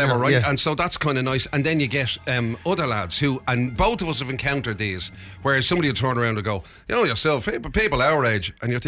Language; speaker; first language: English; native; English